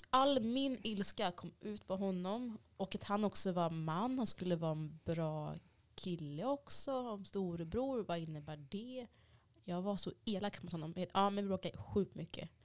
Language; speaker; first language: Swedish; early bilingual, other home language; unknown